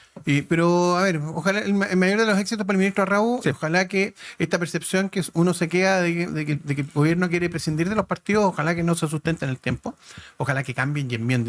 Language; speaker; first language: Spanish; native; Spanish